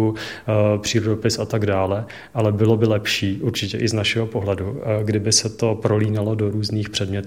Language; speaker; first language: Czech; native; Czech